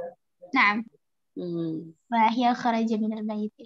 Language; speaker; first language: Arabic; non-native, learner; Indonesian